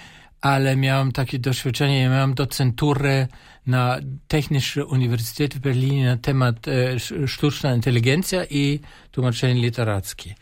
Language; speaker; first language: Polish; non-native, fluent; German